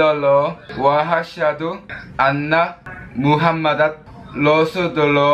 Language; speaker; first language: Korean; native; Korean